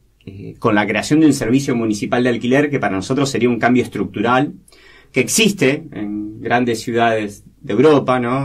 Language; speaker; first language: Spanish; native; Spanish